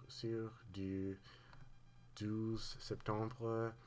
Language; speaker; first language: French; non-native, learner; English